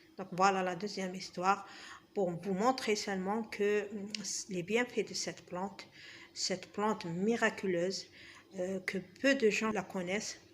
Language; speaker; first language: French; non-native, local second language; Arabic